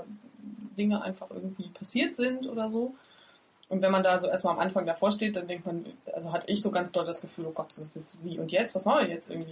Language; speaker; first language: German; native; German